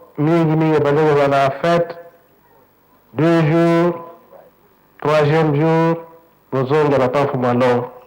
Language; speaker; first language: Lingala; non-native, local second language; Kongo